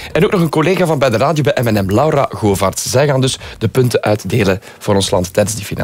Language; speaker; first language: Dutch; native; Dutch